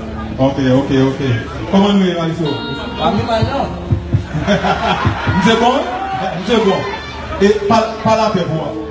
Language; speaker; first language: French; non-native, local second language; Haitian Creole